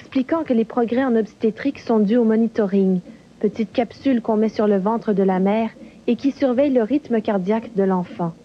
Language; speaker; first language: French; native; French